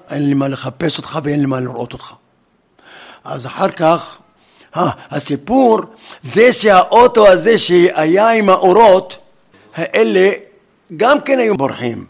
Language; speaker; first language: Hebrew; non-native, fluent; Arabic